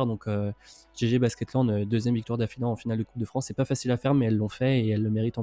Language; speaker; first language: French; native; French